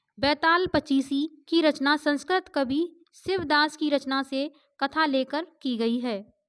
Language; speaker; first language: Hindi; native; Hindi